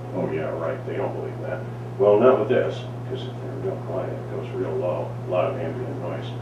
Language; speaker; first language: English; native; English